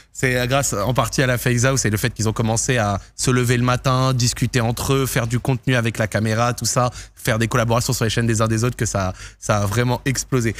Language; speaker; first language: French; native; French